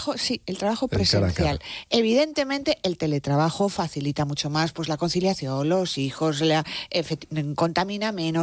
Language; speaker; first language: Spanish; native; Spanish